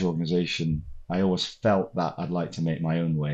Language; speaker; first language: English; native; English